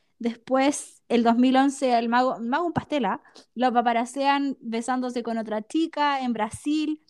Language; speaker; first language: Spanish; native; Spanish